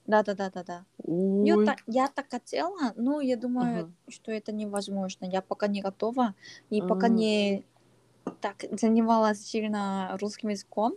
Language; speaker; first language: Russian; non-native, learner; Korean